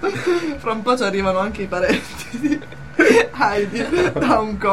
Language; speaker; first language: Italian; native; Italian